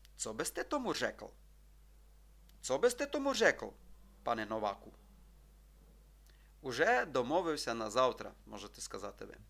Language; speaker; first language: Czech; non-native, fluent; Ukrainian